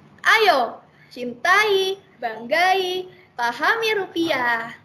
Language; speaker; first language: Indonesian; native; Indonesian